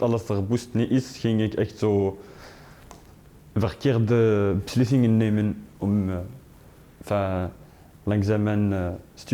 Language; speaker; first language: Dutch; non-native, fluent; Arabic